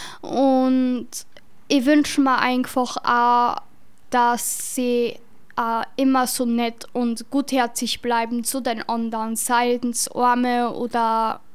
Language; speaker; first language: German; native; German